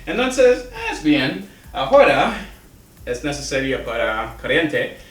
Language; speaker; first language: Spanish; non-native, learner; English